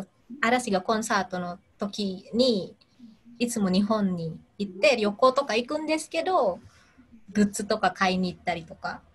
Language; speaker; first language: Japanese; non-native, fluent; Indonesian